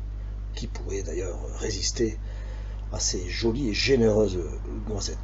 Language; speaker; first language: French; native; French